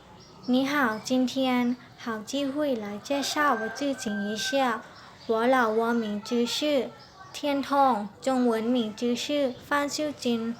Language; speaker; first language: Chinese; non-native, learner; Lao